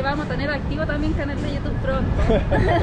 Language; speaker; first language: Spanish; native; Spanish